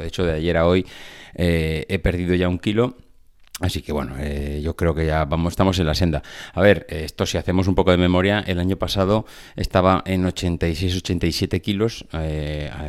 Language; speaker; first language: Spanish; native; Spanish